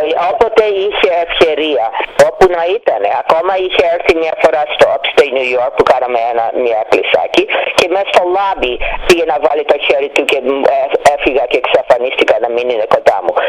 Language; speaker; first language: Greek; early bilingual, heritage; Greek